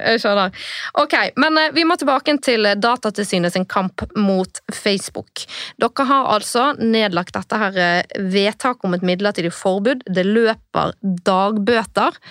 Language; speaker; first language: Norwegian; native; Norwegian